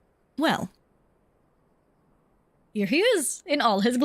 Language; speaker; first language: English; native; English